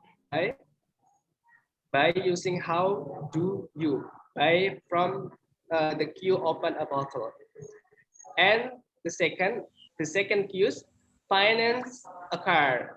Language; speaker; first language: English; non-native, learner; Indonesian